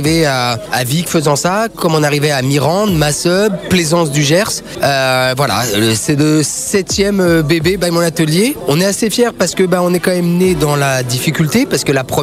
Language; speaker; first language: French; native; French